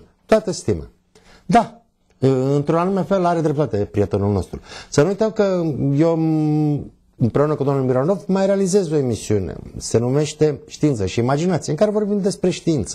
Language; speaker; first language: Romanian; native; Romanian